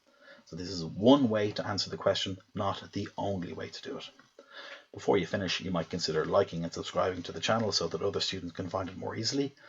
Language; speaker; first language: English; native; English